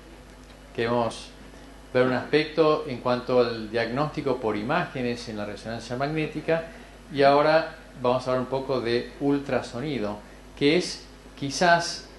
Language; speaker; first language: Spanish; native; Spanish